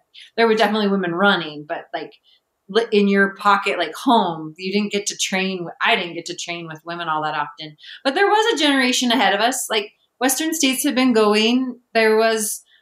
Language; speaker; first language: English; native; English